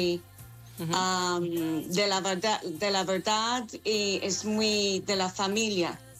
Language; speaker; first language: Spanish; non-native, fluent; English